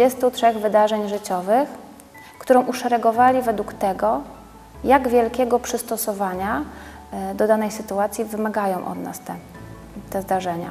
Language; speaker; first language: Polish; native; Polish